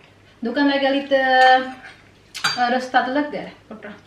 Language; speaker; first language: Swedish; non-native, fluent; Indonesian